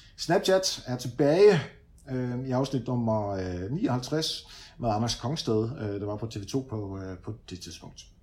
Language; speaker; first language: Danish; early bilingual, other home language; Dutch